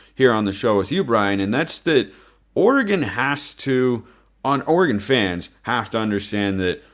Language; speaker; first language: English; native; English